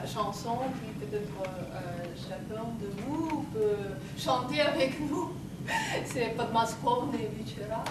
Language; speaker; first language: French; non-native, fluent; Russian